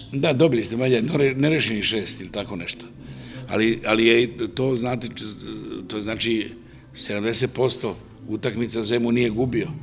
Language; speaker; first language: Bosnian; native; Bosnian